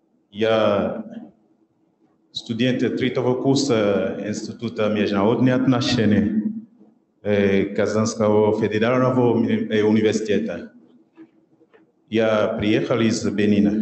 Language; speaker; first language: Russian; non-native, local second language; French